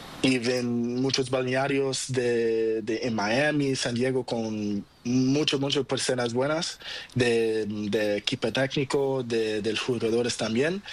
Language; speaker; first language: Spanish; non-native, learner; Portuguese